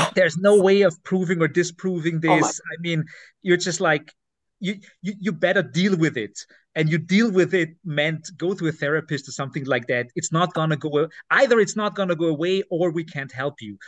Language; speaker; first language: English; non-native, fluent; German